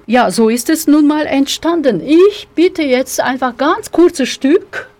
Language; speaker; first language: German; non-native, fluent; Russian